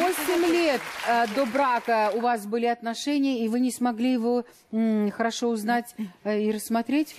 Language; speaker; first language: Russian; native; Russian